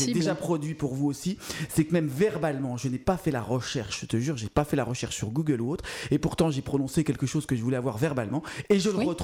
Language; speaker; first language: French; native; French